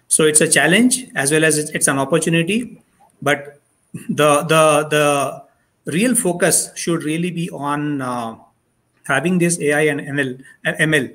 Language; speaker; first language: English; non-native, local second language; Odia